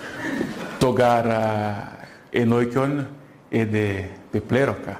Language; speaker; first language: Greek; non-native, fluent; Portuguese